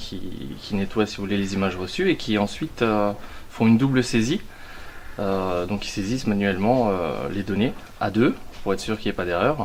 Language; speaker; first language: French; native; French